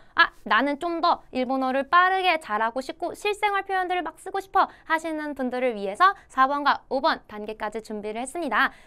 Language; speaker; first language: Korean; native; Korean